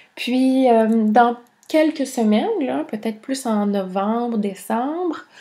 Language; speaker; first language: French; native; French